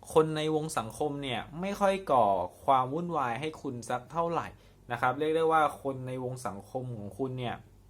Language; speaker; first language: Thai; native; Thai